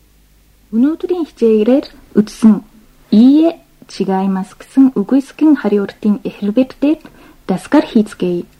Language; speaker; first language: Mongolian; non-native, fluent; Japanese